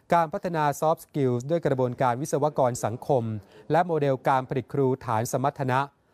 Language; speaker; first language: Thai; native; Thai